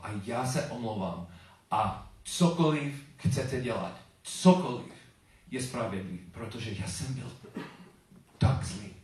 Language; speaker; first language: Czech; non-native, learner; English